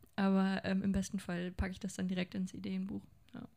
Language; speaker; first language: German; native; German